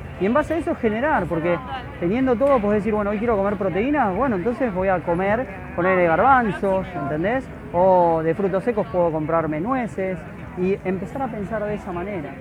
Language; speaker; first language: Spanish; native; Spanish